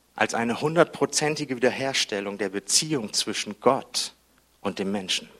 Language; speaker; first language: German; native; German